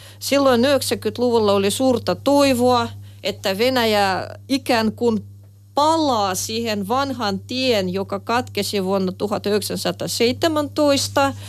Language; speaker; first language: Finnish; non-native, fluent; Russian